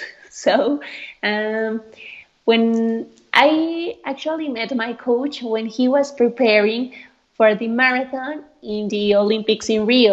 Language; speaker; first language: English; non-native, fluent; Spanish